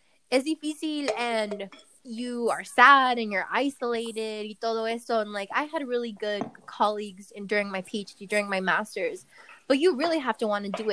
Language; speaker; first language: English; early bilingual, other home language; Spanish